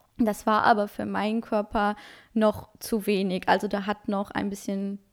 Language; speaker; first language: German; non-native, local second language; Luxembourgish